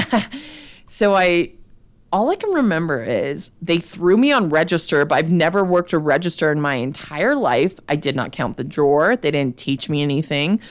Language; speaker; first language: English; native; English